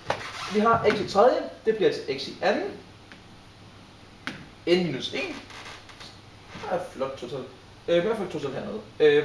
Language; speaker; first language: Danish; native; Danish